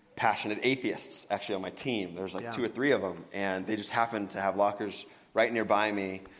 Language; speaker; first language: English; native; English